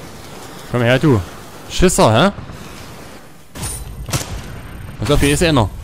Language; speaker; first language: German; native; German